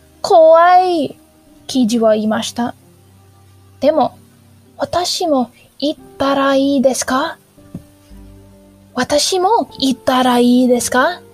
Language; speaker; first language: Japanese; non-native, learner; English